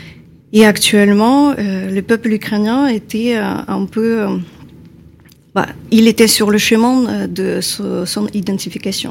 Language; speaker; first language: French; non-native, fluent; Ukrainian